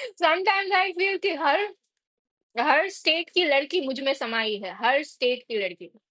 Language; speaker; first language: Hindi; non-native, local second language; Gujarati